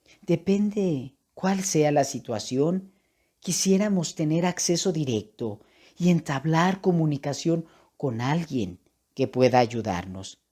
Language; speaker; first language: Spanish; native; Spanish